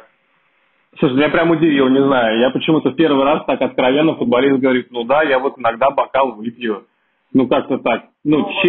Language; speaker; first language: Russian; native; Russian